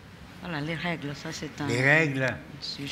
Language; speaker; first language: French; non-native, fluent; Italian